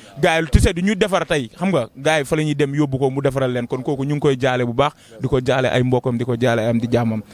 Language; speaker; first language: Wolof; native; Wolof